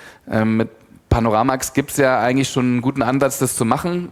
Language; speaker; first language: German; native; German